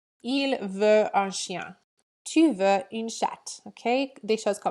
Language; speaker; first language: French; non-native, fluent; English